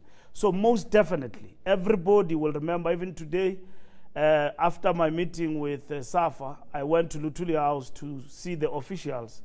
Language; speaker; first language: English; non-native, local second language; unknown